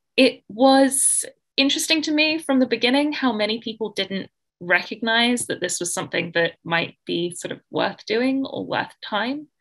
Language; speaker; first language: English; native; English